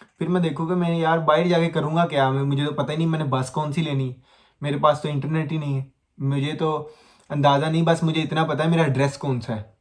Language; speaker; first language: Hindi; non-native, local second language; Punjabi